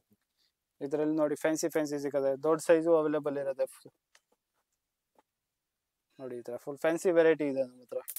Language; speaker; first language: Kannada; non-native, local second language; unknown